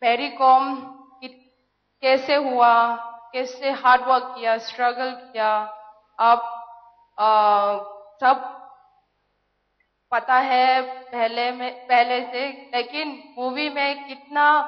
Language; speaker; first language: Hindi; non-native, local second language; Manipuri